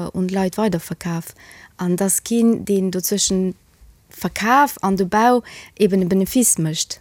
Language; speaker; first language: Luxembourgish; early bilingual, other home language; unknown